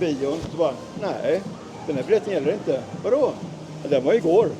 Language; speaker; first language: Swedish; native; Swedish